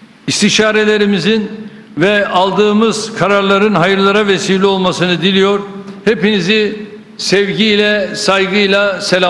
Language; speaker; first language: Turkish; native; Turkish